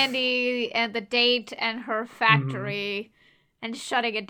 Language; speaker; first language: English; native; English